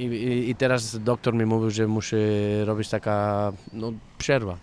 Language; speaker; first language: Polish; non-native, fluent; Catalan